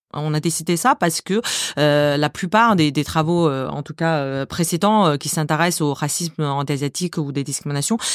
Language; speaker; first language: French; non-native, fluent; Chinese